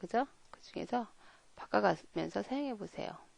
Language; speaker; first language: Korean; native; Korean